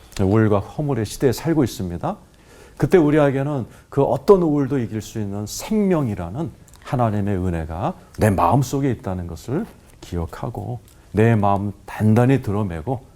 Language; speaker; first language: Korean; native; Korean